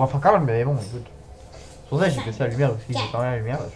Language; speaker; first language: French; native; French